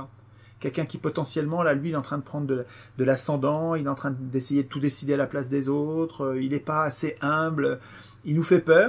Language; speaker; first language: French; native; French